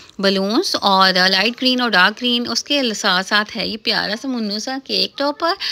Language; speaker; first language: Urdu; native; Urdu